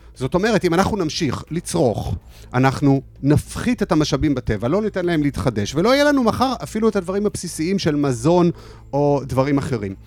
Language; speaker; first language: Hebrew; native; Hebrew